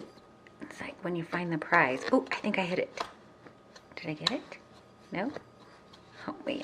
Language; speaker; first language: English; native; English